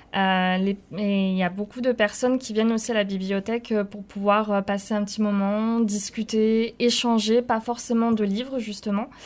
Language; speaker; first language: French; native; French